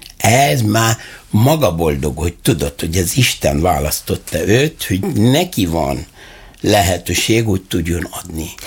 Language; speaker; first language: Hungarian; non-native, fluent; Arabic